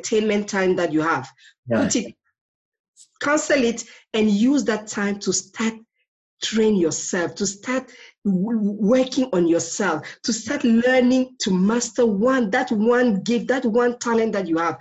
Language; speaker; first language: English; non-native, local second language; French